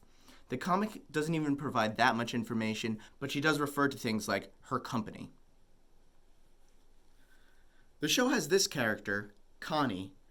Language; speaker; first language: English; native; English